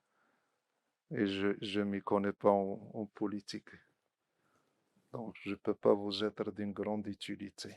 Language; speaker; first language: French; non-native, local second language; Arabic